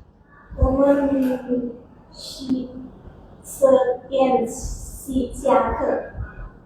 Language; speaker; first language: Chinese; non-native, learner; Indonesian